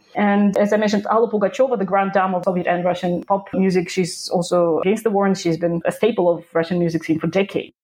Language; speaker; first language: English; non-native, fluent; Russian